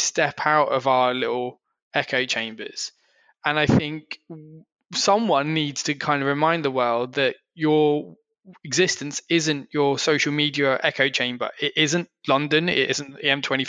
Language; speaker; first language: English; native; English